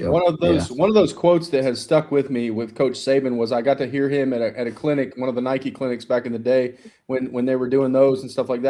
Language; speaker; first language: English; native; English